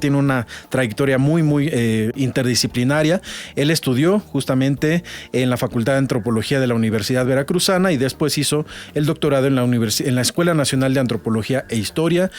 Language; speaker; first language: Spanish; native; Spanish